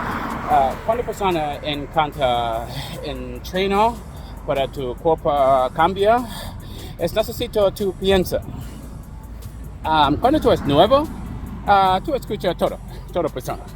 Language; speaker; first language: Spanish; non-native, learner; English